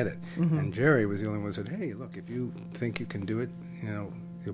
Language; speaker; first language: English; native; English